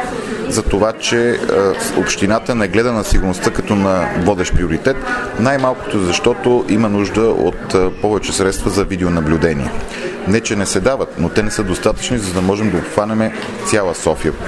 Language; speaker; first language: Bulgarian; native; Bulgarian